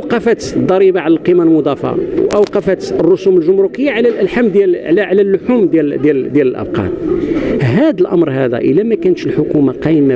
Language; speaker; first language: Arabic; native; Arabic